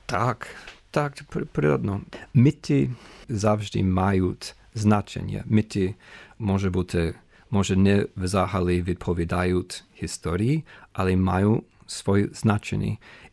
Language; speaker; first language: Ukrainian; non-native, fluent; English